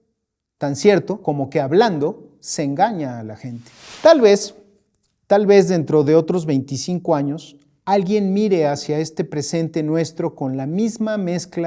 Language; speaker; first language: Spanish; native; Spanish